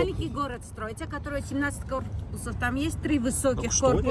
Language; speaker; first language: Russian; non-native, local second language; Kazakh